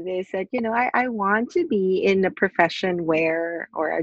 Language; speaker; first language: English; non-native, local second language; Filipino